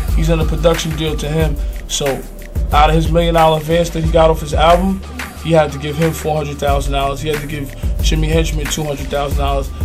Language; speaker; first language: English; native; English